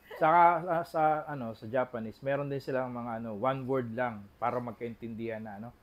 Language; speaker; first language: Filipino; non-native, local second language; Bikol